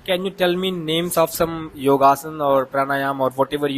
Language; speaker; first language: English; non-native, fluent; Hindi